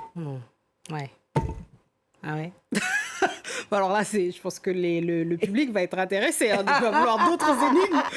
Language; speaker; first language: French; native; French